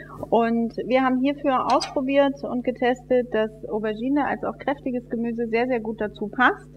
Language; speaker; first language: German; native; German